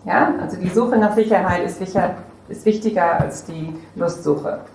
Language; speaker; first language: German; non-native, fluent; English